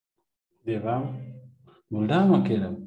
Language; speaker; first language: Turkish; non-native, learner; French